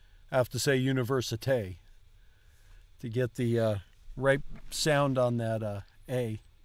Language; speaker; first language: English; native; English